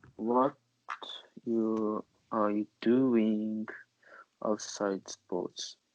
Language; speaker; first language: English; non-native, learner; Japanese